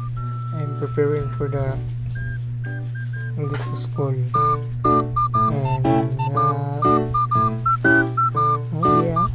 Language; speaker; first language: English; non-native, learner; Cebuano